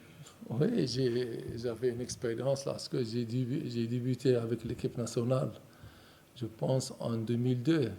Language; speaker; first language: French; non-native, local second language; Arabic